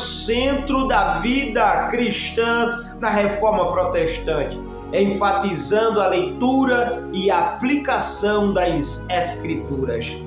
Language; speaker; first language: Portuguese; native; Portuguese